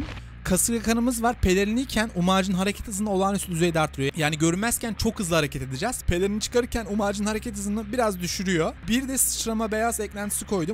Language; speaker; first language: Turkish; native; Turkish